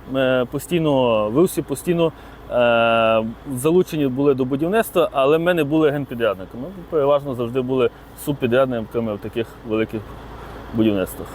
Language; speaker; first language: Ukrainian; native; Ukrainian